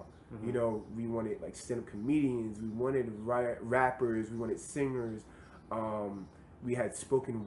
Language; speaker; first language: English; native; English